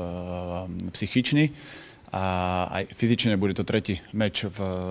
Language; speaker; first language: Polish; non-native, learner; Slovak